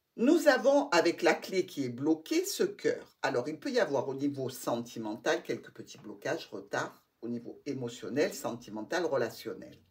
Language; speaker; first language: French; native; French